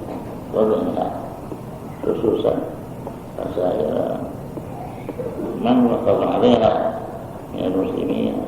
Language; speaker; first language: Arabic; non-native, fluent; Indonesian